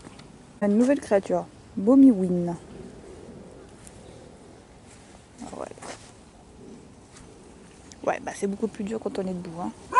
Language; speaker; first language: French; native; French